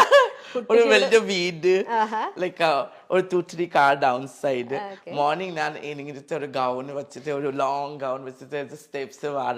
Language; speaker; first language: Malayalam; non-native, fluent; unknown